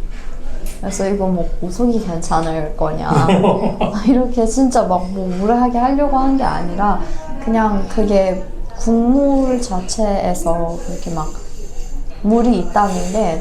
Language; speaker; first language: Korean; non-native, fluent; Persian